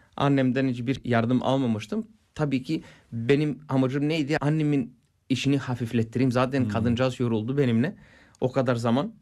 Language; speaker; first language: Turkish; non-native, fluent; Bulgarian